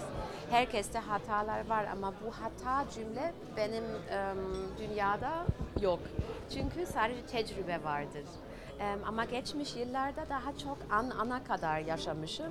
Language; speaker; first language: Turkish; early bilingual, heritage; German